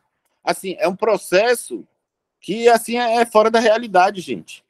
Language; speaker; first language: Portuguese; native; Portuguese